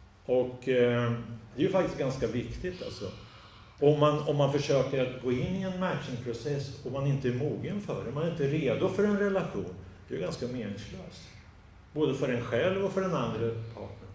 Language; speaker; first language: Swedish; native; Swedish